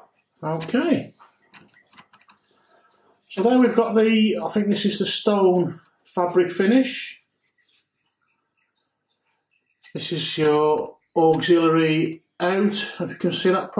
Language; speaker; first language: English; native; English